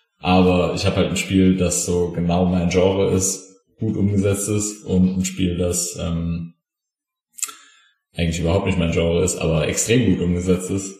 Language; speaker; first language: German; native; German